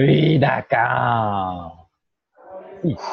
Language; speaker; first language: French; non-native, learner; Portuguese